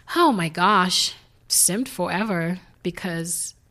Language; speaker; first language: English; non-native, fluent; Haitian Creole